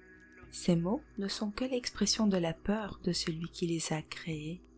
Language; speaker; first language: French; native; French